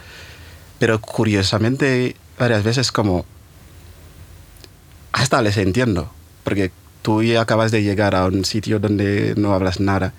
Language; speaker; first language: Spanish; non-native, fluent; Mandingo